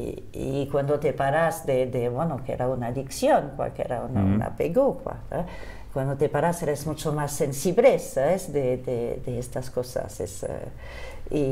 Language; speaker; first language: Spanish; non-native, fluent; French